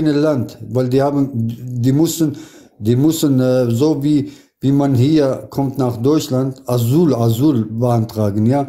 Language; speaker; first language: German; non-native, fluent; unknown